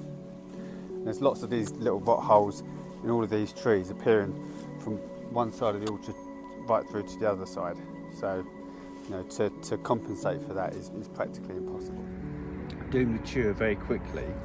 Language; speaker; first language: English; native; English